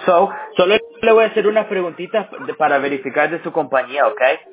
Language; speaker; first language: Spanish; native; Spanish